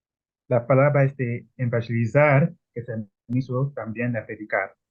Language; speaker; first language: Spanish; non-native, learner; Italian